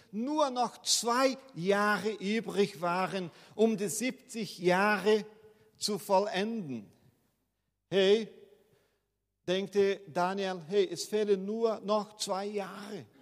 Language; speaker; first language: German; non-native, fluent; Portuguese